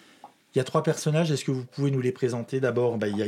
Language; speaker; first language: French; native; French